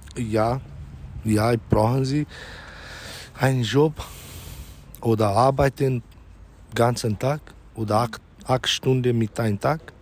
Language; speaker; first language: German; non-native, learner; Romanian